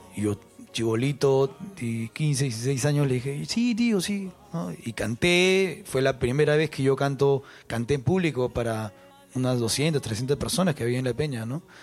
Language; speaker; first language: Spanish; native; Spanish